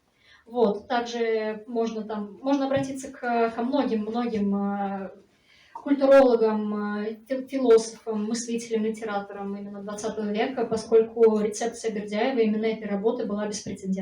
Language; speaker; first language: Russian; native; Russian